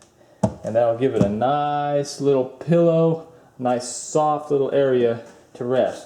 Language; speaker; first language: English; native; English